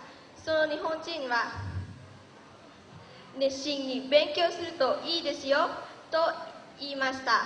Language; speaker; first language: Japanese; early bilingual, other home language; Lao